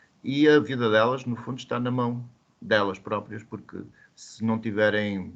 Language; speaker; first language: Portuguese; native; Portuguese